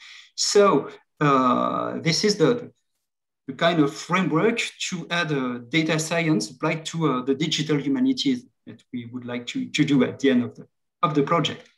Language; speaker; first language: English; non-native, fluent; French